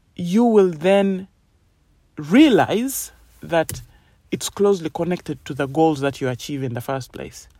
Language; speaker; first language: English; non-native, local second language; Ganda